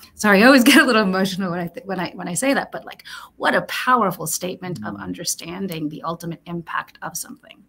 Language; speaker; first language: English; early bilingual, other home language; Romanian